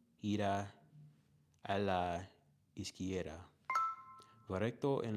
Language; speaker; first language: Spanish; non-native, learner; English